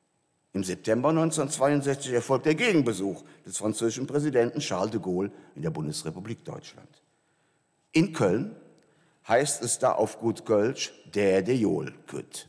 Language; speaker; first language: German; native; German